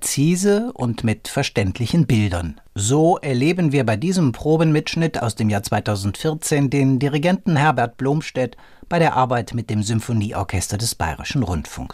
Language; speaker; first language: German; native; German